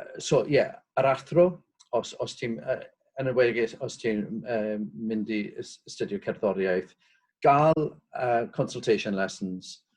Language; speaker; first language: Welsh; non-native, local second language; English